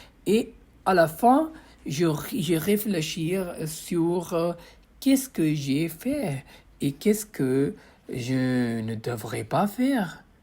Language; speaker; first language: French; non-native, fluent; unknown